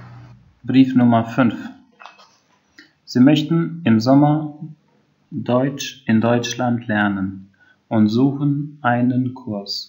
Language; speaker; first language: German; non-native, fluent; Albanian